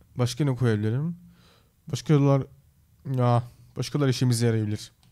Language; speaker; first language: Turkish; early bilingual, heritage; Turkish